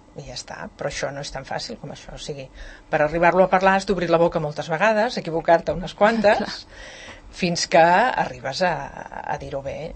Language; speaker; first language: Catalan; native; Catalan